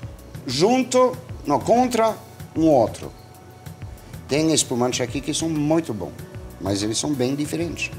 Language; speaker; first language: Portuguese; non-native, fluent; French